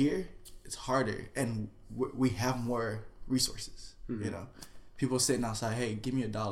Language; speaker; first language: English; non-native, fluent; Haitian Creole